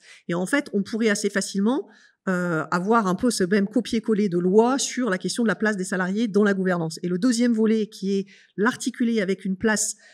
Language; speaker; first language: French; native; French